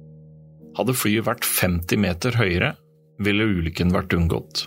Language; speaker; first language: Norwegian; native; Norwegian